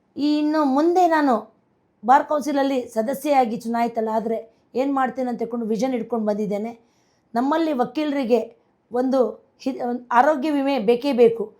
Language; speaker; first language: Kannada; non-native, local second language; Konkani